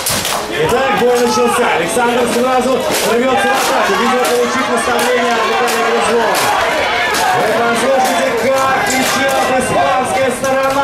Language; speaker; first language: Russian; native; Russian